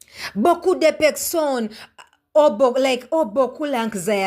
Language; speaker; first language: French; non-native, learner; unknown